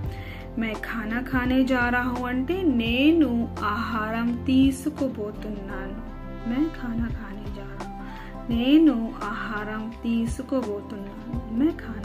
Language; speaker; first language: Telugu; non-native, fluent; Hindi